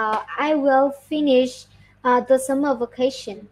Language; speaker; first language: English; non-native, learner; Vietnamese